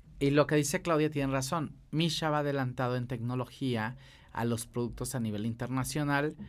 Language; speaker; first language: Spanish; native; Spanish